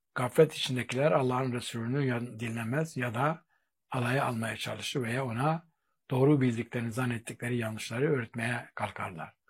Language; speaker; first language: Turkish; native; Turkish